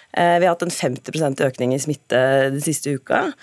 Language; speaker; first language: Norwegian; native; Norwegian